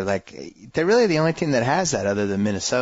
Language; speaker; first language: English; native; English